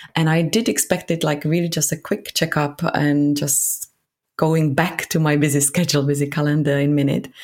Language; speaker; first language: English; non-native, fluent; Czech